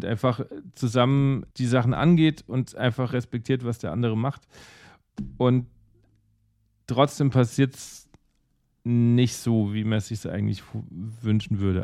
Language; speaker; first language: German; native; German